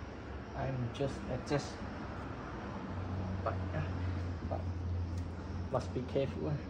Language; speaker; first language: English; non-native, local second language; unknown